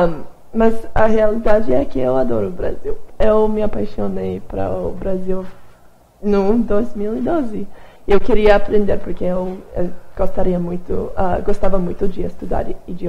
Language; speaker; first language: Portuguese; non-native, fluent; English